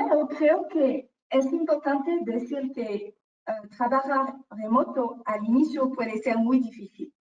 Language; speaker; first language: Spanish; non-native, fluent; French